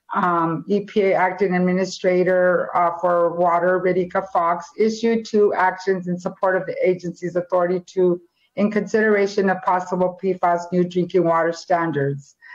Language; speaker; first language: English; native; English